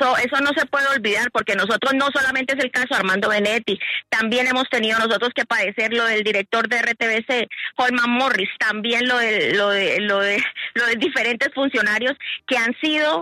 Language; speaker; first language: Spanish; native; Spanish